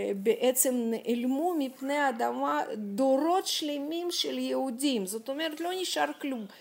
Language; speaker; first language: Hebrew; non-native, fluent; Russian